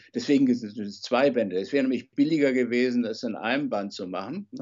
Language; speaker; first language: German; native; German